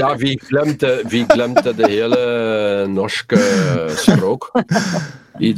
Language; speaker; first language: Norwegian; non-native, fluent; Polish